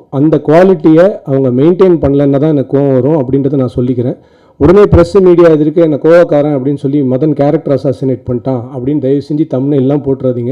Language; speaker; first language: Tamil; native; Tamil